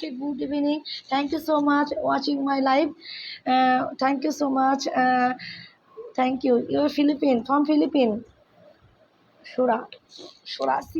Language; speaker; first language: English; non-native, learner; Bangla